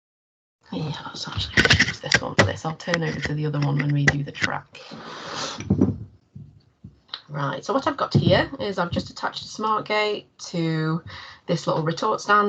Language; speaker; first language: English; native; English